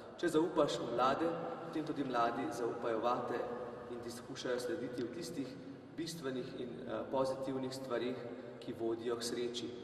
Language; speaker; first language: Slovenian; native; Slovenian